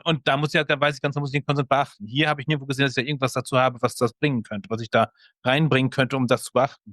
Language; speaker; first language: German; native; German